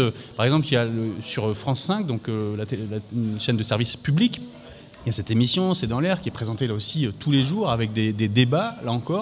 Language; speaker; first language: French; native; French